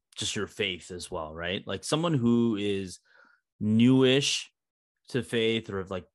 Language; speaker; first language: English; early bilingual, other home language; Hindi